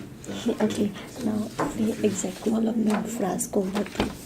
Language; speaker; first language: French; non-native, learner; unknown